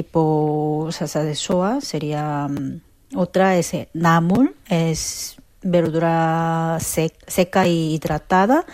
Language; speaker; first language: Spanish; non-native, fluent; Korean